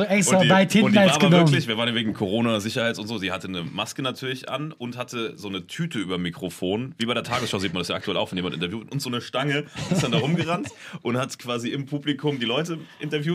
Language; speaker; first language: German; native; German